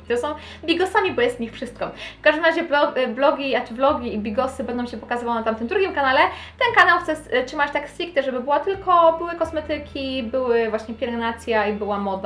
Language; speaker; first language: Polish; native; Polish